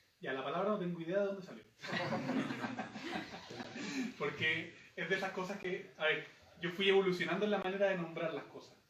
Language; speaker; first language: Spanish; native; Spanish